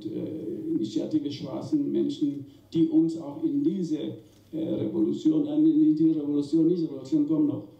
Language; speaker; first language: German; non-native, fluent; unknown